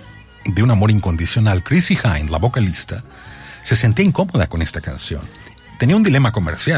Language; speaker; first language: Spanish; native; Spanish